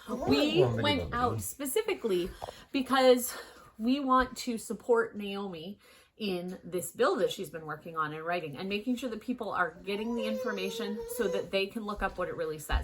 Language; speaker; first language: English; native; English